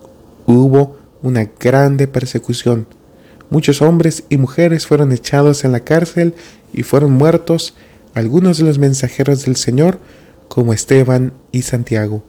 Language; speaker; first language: Spanish; native; Spanish